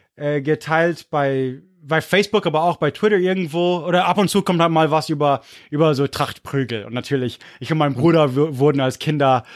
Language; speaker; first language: German; non-native, fluent; English